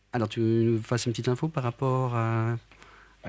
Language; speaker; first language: French; native; French